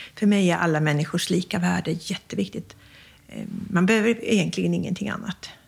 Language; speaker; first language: Swedish; native; Swedish